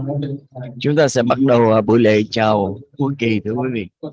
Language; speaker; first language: Vietnamese; native; Vietnamese